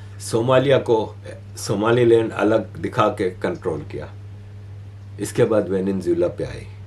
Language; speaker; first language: Hindi; native; Hindi